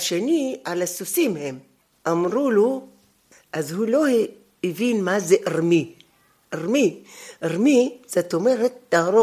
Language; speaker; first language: Hebrew; non-native, fluent; Arabic